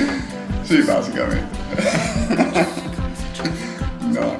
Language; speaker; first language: Spanish; non-native, fluent; German